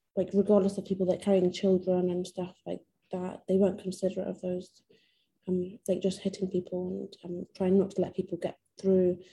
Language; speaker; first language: English; non-native, fluent; Persian